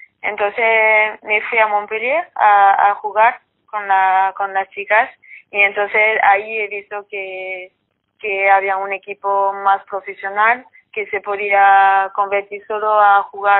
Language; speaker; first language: Spanish; non-native, fluent; French